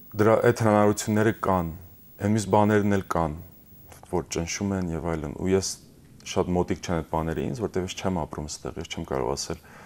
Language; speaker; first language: Armenian; early bilingual, heritage; Armenian